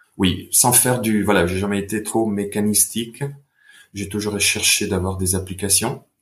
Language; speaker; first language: French; non-native, fluent; Italian